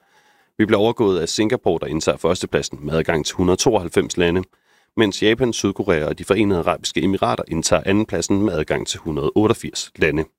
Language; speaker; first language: Danish; native; Danish